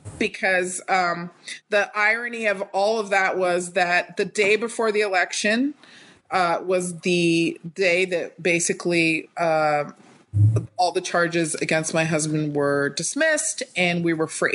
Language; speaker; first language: English; native; English